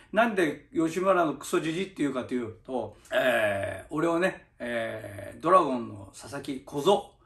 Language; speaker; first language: Japanese; early bilingual, other home language; Chinese